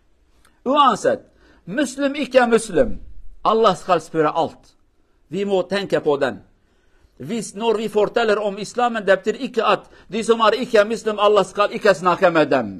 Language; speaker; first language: Norwegian; non-native, learner; Kurdish